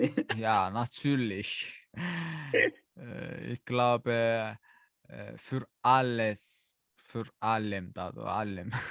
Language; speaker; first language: German; non-native, learner; Azerbaijani